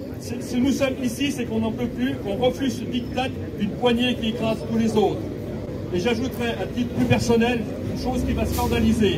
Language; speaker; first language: French; native; French